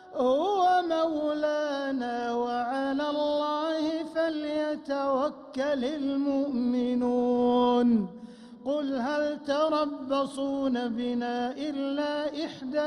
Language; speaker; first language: Arabic; native; Arabic